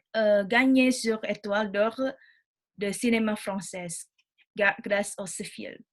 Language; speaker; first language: French; non-native, learner; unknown